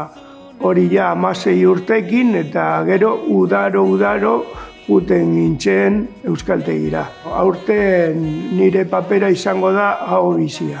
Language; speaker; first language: Basque; non-native, local second language; Spanish